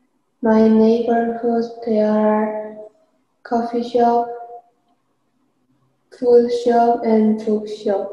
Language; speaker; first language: English; non-native, learner; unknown